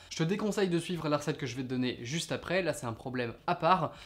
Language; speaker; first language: French; native; French